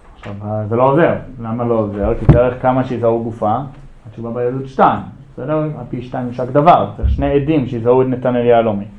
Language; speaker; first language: Hebrew; early bilingual, other home language; English